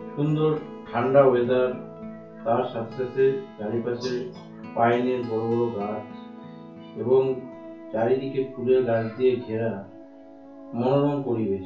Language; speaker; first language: Bangla; native; Bangla